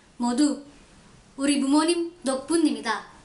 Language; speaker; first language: Korean; non-native, learner; Indonesian